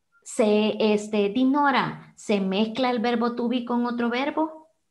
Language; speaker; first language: Spanish; native; Spanish